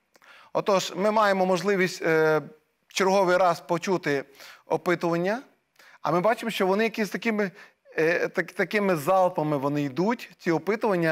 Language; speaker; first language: Ukrainian; native; Ukrainian